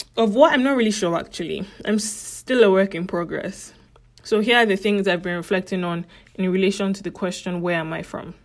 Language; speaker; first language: English; native; English